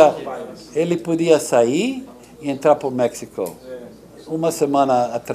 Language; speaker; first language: Portuguese; non-native, fluent; English